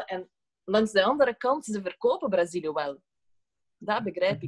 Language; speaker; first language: Dutch; non-native, fluent; Portuguese